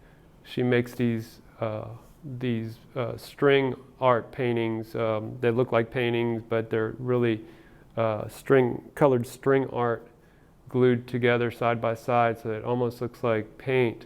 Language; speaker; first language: English; early bilingual, other home language; Spanish